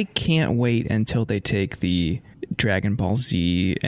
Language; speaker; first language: English; native; English